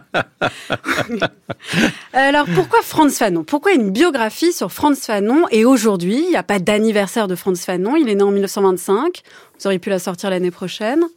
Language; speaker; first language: French; native; French